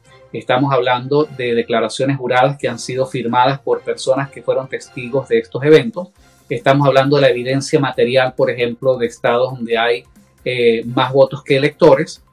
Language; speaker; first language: Spanish; native; Spanish